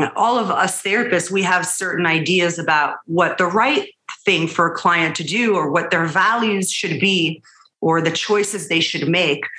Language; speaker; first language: English; early bilingual, other home language; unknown